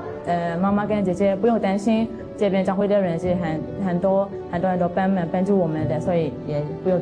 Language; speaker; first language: Chinese; non-native, learner; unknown